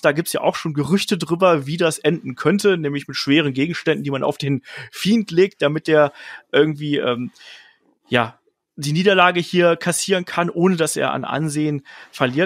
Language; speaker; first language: German; native; German